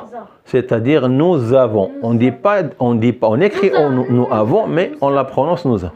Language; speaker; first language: French; non-native, fluent; Arabic